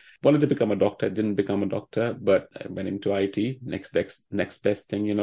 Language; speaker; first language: English; non-native, local second language; Hindi